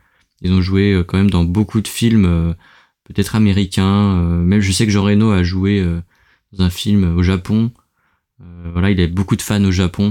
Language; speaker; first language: French; native; French